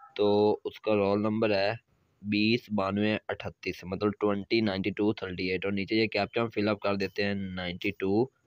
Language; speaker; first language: Urdu; non-native, local second language; Punjabi